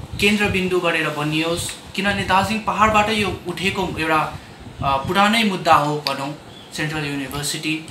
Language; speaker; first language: Nepali; native; Nepali